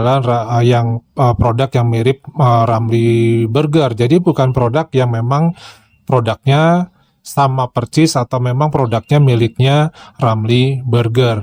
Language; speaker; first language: Indonesian; native; Indonesian